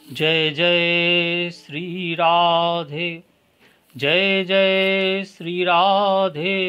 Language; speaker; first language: Hindi; non-native, local second language; Bangla